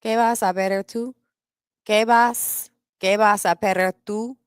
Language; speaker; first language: Spanish; non-native, learner; English